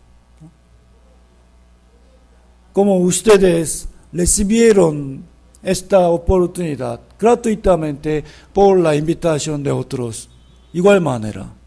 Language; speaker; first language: Spanish; non-native, fluent; Korean